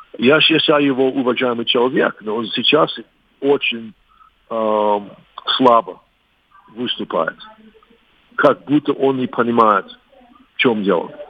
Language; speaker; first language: Russian; non-native, fluent; English